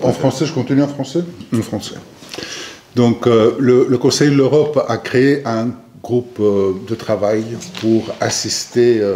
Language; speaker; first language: French; non-native, fluent; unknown